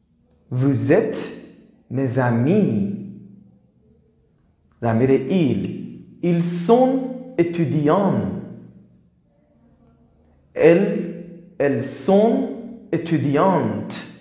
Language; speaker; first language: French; non-native, fluent; Persian